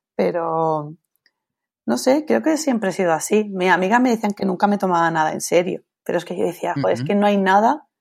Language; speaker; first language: Spanish; native; Spanish